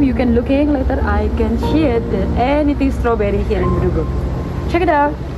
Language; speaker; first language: English; non-native, learner; Indonesian